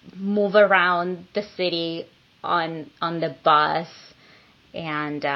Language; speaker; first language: English; non-native, fluent; Spanish